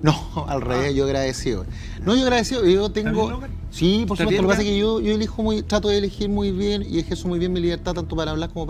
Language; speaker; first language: Spanish; native; Spanish